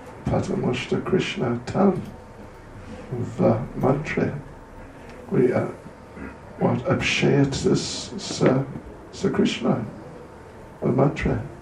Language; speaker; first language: Russian; non-native, learner; English